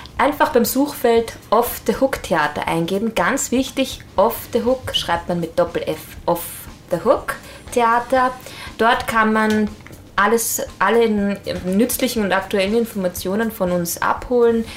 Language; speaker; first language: German; native; German